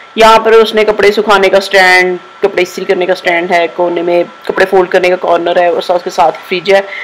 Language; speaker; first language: Urdu; native; Urdu